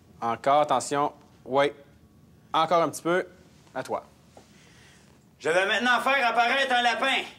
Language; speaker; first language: French; native; French